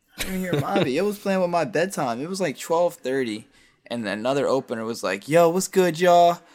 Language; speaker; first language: English; native; English